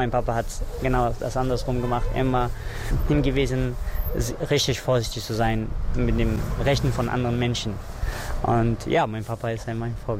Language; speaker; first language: German; non-native, fluent; Persian